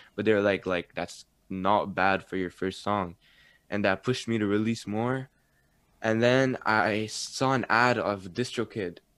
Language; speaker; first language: English; early bilingual, other home language; Arabic